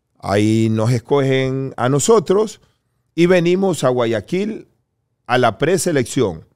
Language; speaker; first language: Spanish; native; Spanish